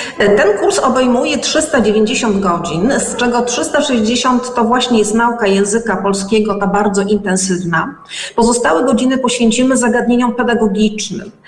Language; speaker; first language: Polish; native; Polish